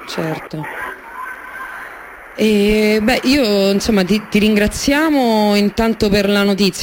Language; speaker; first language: Italian; native; Italian